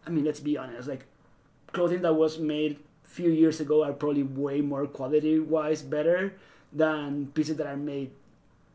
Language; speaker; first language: English; non-native, fluent; Spanish